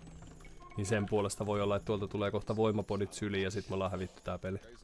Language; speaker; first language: Finnish; native; Finnish